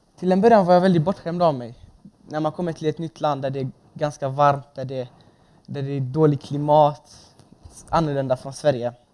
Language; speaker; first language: Swedish; early bilingual, other home language; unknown